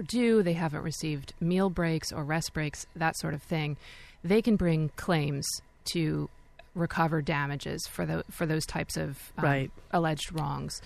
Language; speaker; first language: English; native; English